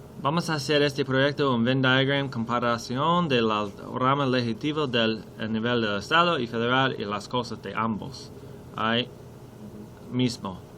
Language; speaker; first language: Spanish; non-native, learner; English